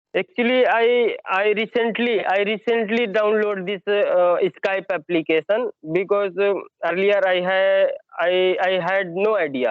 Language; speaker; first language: English; non-native, learner; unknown